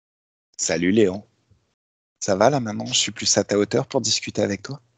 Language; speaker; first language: French; native; French